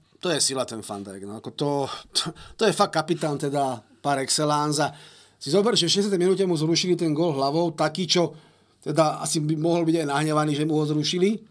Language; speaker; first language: Slovak; native; Slovak